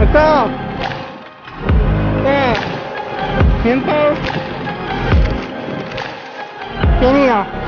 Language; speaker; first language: Chinese; non-native, learner; Filipino